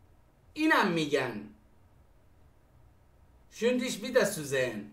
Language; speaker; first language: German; non-native, fluent; Persian